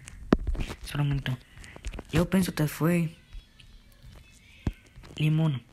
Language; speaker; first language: Spanish; early bilingual, heritage; Spanish